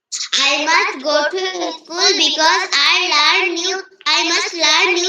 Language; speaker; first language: English; non-native, learner; Bangla